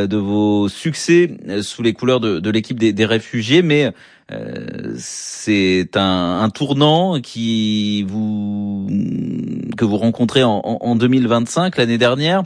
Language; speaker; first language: French; native; French